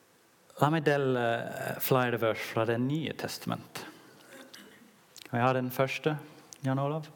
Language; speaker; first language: Norwegian; non-native, learner; English